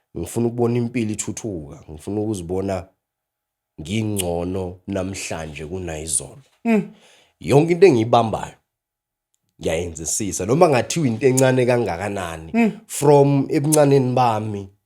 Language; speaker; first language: Zulu; native; Zulu